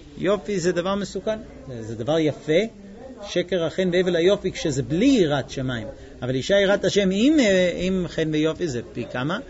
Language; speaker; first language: Hebrew; non-native, fluent; English